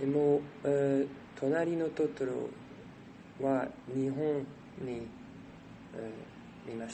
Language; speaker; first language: Japanese; non-native, learner; French